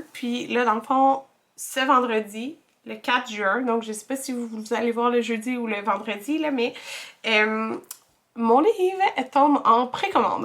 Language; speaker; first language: French; native; French